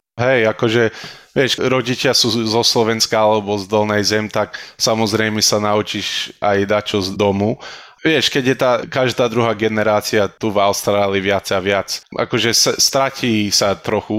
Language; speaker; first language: Slovak; early bilingual, heritage; Slovak